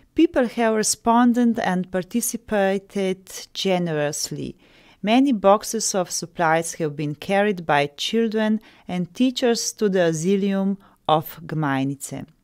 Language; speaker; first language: English; non-native, fluent; Slovenian